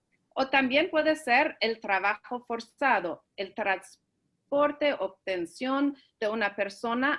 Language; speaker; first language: Spanish; early bilingual, heritage; Spanish